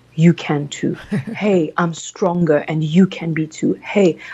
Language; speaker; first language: English; early bilingual, other home language; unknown